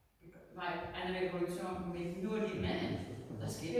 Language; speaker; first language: German; non-native, learner; Dutch